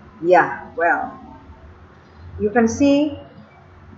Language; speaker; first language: English; non-native, fluent; Indonesian